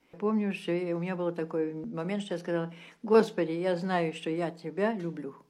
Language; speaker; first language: Russian; early bilingual, heritage; Russian